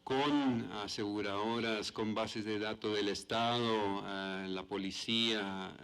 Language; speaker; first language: Spanish; non-native, fluent; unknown